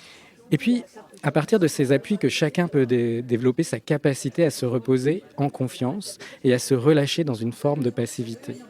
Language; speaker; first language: French; native; French